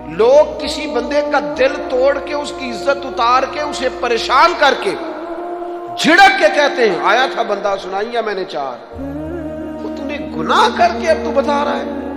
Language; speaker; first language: Urdu; non-native, local second language; Punjabi